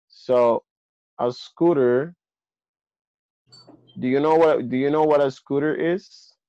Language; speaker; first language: English; non-native, fluent; Spanish